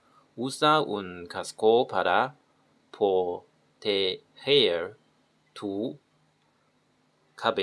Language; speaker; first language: Spanish; non-native, learner; Chinese